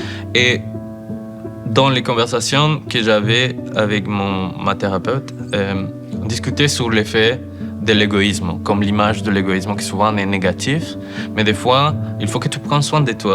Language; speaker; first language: French; non-native, fluent; Spanish